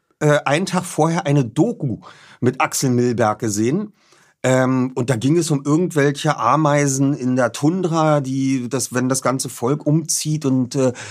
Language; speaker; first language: German; native; German